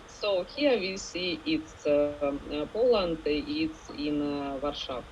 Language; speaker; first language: English; non-native, learner; Ukrainian